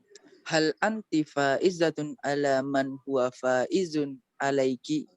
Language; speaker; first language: Arabic; non-native, learner; Indonesian